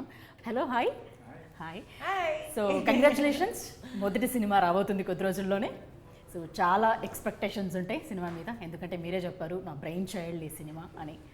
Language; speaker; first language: Telugu; native; Telugu